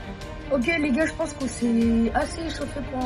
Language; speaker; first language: French; native; French